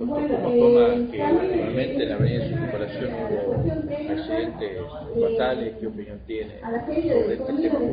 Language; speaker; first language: Spanish; native; Spanish